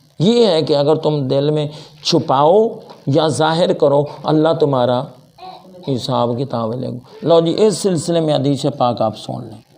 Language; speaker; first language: Urdu; non-native, local second language; Punjabi